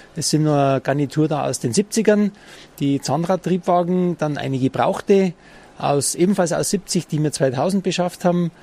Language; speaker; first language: German; native; German